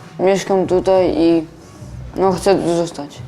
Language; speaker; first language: Polish; early bilingual, other home language; Georgian